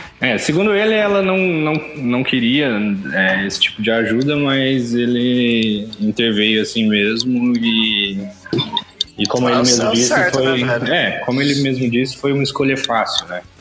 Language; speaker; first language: Portuguese; native; Portuguese